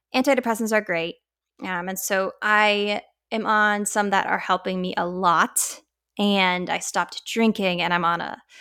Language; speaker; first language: English; native; English